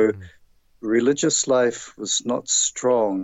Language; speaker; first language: English; native; English